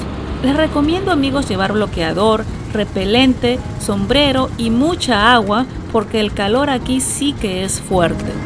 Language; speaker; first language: Spanish; native; Spanish